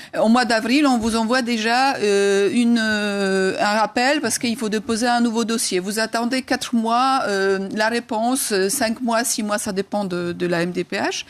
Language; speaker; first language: French; non-native, fluent; Polish